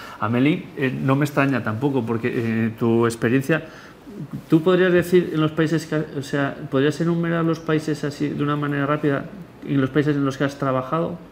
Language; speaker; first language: Spanish; native; Spanish